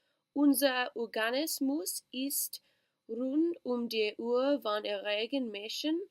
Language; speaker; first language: German; non-native, learner; English